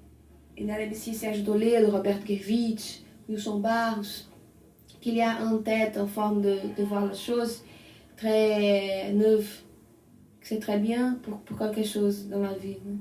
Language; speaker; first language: French; non-native, learner; Portuguese